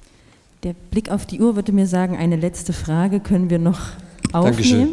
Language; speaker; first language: German; native; German